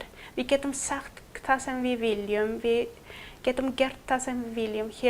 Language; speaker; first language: Icelandic; non-native, fluent; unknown